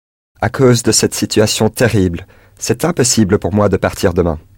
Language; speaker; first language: French; non-native, learner; English